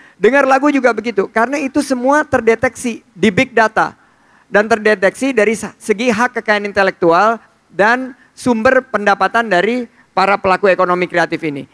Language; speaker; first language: Indonesian; native; Indonesian